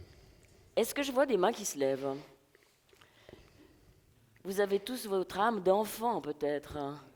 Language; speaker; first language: French; native; French